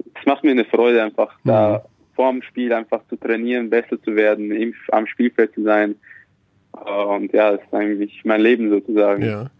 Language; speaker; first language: German; native; German